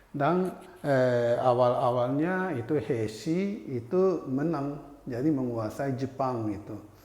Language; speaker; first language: Indonesian; non-native, fluent; Japanese